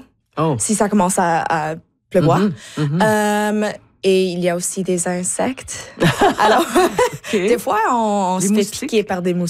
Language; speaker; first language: French; non-native, local second language; English